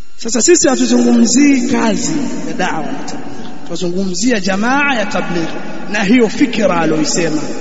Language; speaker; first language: Swahili; native; Swahili